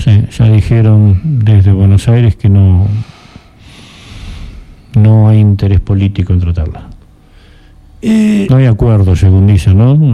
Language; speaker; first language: Spanish; native; Spanish